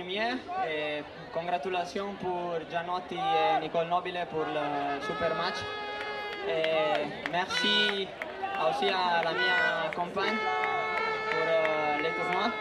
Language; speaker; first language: French; non-native, learner; Spanish